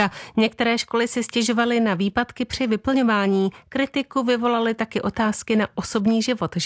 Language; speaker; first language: Czech; native; Czech